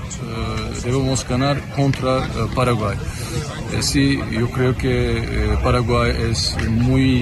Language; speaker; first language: Spanish; non-native, learner; Turkish